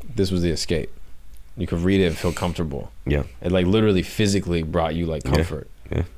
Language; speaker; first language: English; native; English